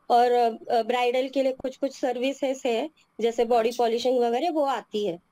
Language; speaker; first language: Hindi; non-native, local second language; Telugu